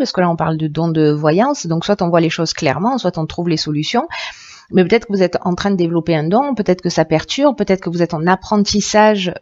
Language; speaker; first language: French; native; French